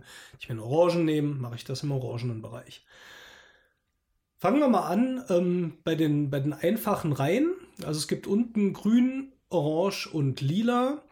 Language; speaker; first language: German; native; German